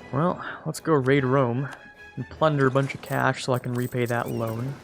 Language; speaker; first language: English; native; English